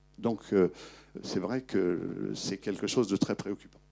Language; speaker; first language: French; native; French